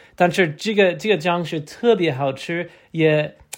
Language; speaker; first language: Chinese; non-native, learner; English